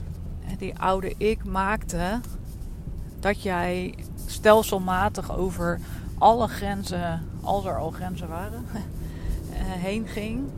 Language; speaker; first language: Dutch; native; Dutch